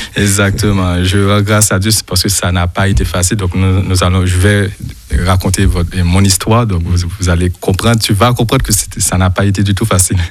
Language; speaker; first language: French; non-native, local second language; Haitian Creole